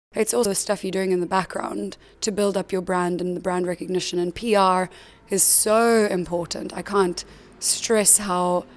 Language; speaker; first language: English; native; English